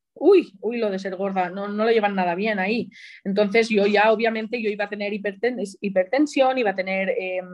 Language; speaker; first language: Spanish; native; Spanish